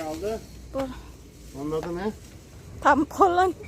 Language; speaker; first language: Turkish; non-native, learner; Indonesian